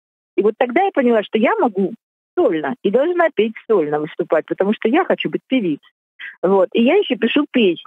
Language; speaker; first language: Russian; native; Russian